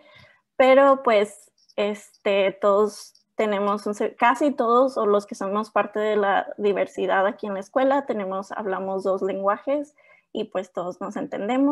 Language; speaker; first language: Spanish; non-native, local second language; English